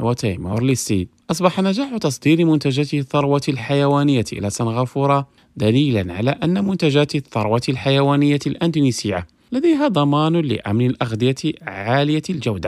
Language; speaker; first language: Arabic; non-native, fluent; Indonesian